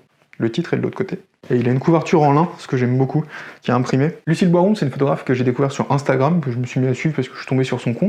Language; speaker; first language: French; native; French